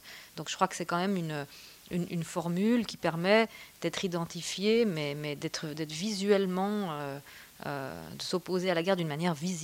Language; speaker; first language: French; native; French